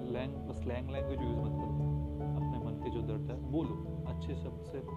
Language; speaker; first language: Hindi; non-native, local second language; Bangla